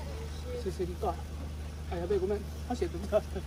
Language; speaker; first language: Japanese; native; Japanese